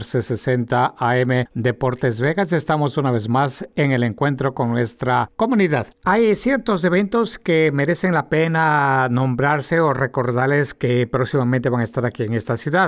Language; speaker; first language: Spanish; native; Spanish